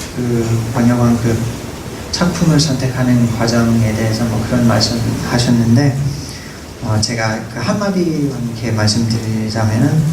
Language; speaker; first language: Korean; non-native, fluent; English